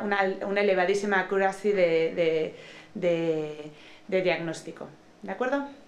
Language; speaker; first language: Spanish; native; Spanish